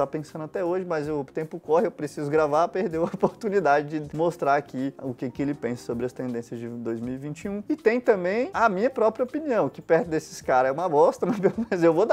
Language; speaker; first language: Portuguese; native; Portuguese